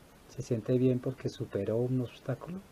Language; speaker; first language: Spanish; native; Spanish